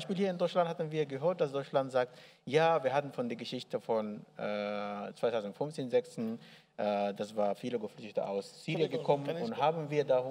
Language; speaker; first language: German; non-native, learner; Arabic